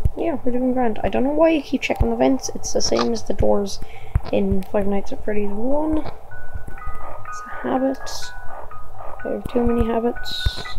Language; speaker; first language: English; native; English